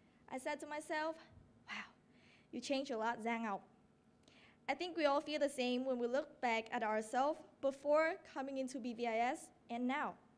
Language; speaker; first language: English; non-native, fluent; Vietnamese